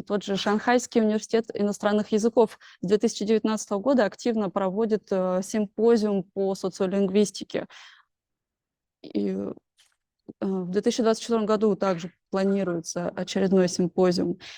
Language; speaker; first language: Russian; native; Russian